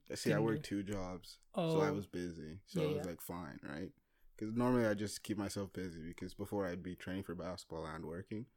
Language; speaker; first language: English; early bilingual, other home language; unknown